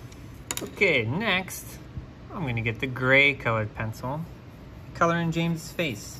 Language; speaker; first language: English; native; English